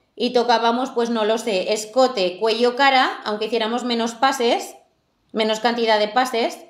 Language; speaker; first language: Spanish; native; Spanish